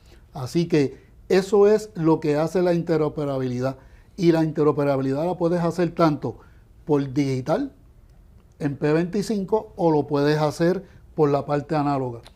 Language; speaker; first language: Spanish; native; Spanish